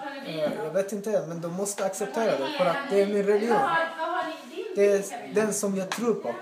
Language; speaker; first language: Swedish; non-native, learner; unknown